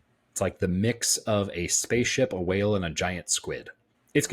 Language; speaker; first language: English; native; English